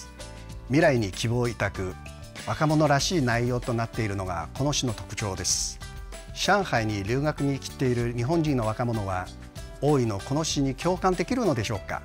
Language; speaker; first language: Japanese; non-native, fluent; Chinese